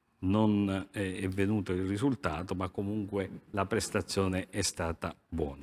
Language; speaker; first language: Italian; native; Italian